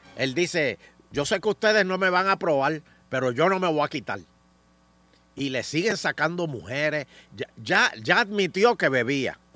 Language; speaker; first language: Spanish; native; Spanish